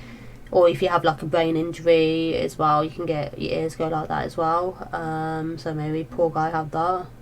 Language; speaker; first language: English; native; English